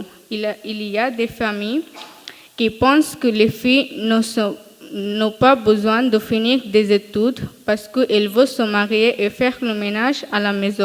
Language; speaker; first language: French; non-native, learner; Bangla